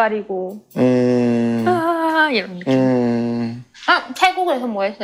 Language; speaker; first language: Korean; non-native, fluent; Chinese